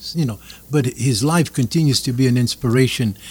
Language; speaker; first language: English; early bilingual, other home language; French